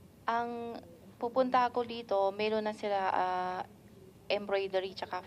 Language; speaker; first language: Filipino; non-native, learner; Chinese